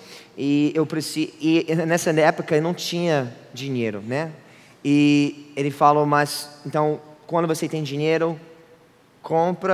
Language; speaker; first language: Portuguese; non-native, fluent; English